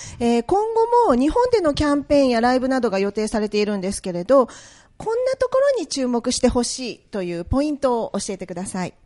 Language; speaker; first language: Japanese; native; Japanese